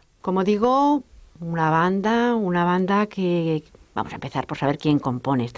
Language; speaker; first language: Spanish; native; Spanish